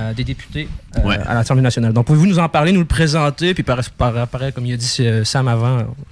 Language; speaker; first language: French; native; French